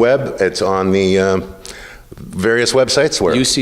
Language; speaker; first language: English; native; English